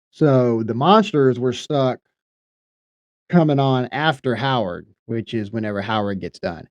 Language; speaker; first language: English; native; English